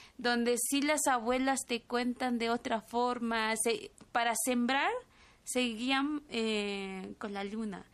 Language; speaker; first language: Spanish; non-native, local second language; Tzotzil